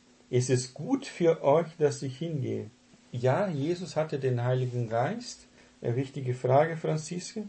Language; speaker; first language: German; non-native, fluent; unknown